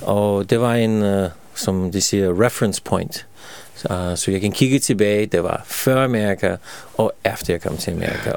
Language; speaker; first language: Danish; non-native, fluent; Russian